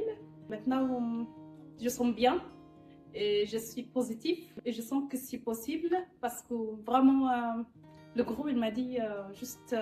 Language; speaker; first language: French; non-native, learner; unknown